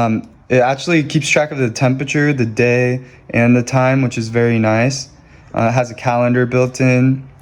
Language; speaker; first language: English; native; English